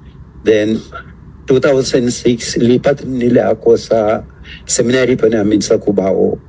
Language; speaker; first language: Filipino; non-native, fluent; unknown